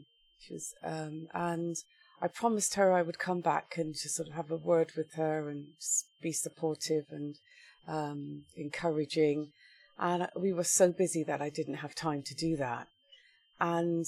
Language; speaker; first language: English; native; English